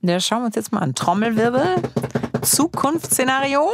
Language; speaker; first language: German; native; German